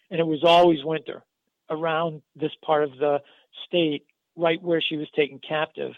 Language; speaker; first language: English; native; English